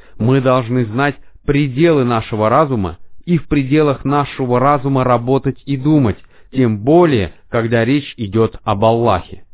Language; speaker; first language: Russian; non-native, fluent; Arabic